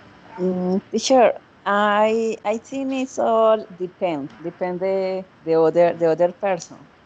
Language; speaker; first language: English; non-native, learner; Spanish